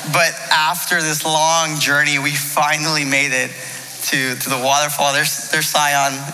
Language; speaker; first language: English; native; English